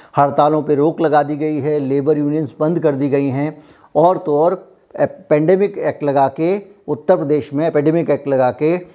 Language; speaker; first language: Hindi; native; Hindi